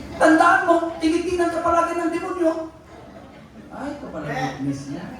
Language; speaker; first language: Filipino; non-native, local second language; Cebuano